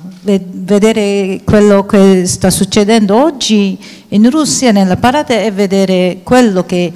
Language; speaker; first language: Italian; non-native, fluent; Maltese